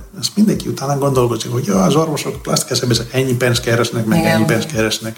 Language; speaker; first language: Hungarian; non-native, fluent; Greek